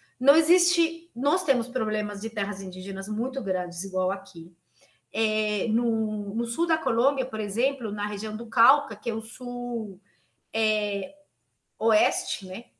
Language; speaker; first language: Portuguese; non-native, fluent; Spanish